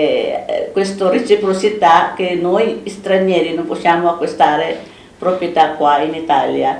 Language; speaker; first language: Italian; non-native, fluent; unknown